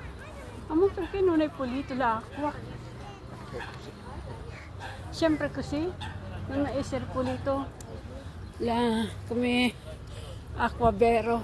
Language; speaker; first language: Italian; non-native, learner; Filipino